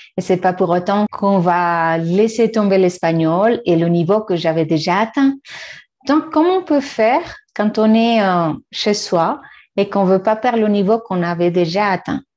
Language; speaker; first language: French; non-native, fluent; Spanish